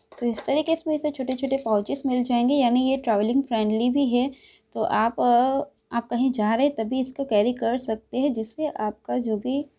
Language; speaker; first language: Hindi; non-native, local second language; Gujarati